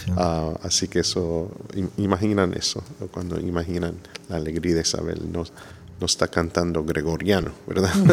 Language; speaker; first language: Spanish; non-native, fluent; English